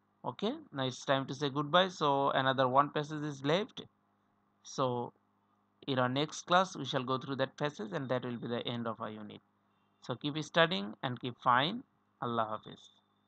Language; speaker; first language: English; non-native, local second language; Bangla